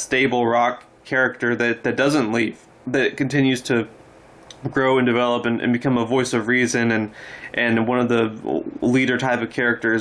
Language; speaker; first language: English; native; English